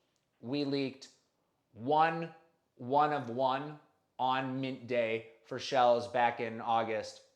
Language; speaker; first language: English; native; English